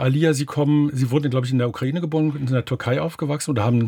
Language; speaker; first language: German; native; German